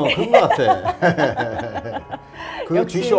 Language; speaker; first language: Korean; native; Korean